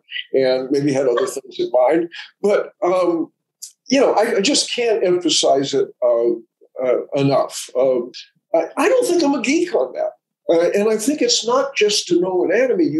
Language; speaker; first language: English; native; English